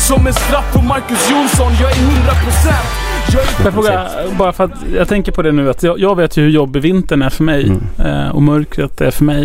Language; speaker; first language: Swedish; native; Swedish